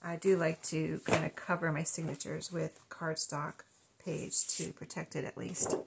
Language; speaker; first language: English; native; English